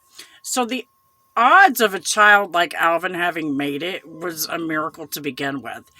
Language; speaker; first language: English; native; English